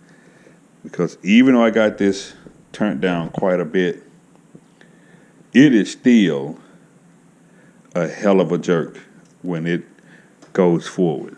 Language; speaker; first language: English; native; English